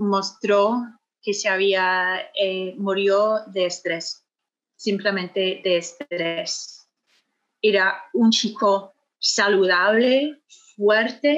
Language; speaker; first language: Spanish; non-native, fluent; English